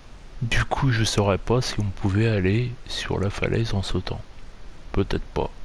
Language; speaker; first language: French; native; French